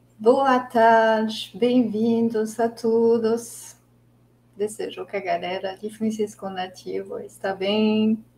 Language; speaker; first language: Portuguese; non-native, fluent; French